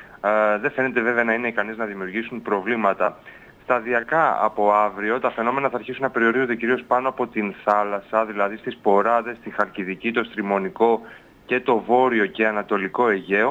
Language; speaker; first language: Greek; native; Greek